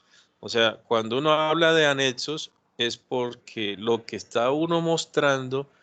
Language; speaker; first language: Spanish; native; Spanish